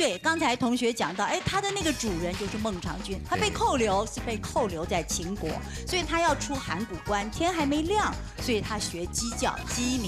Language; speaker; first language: Chinese; native; Chinese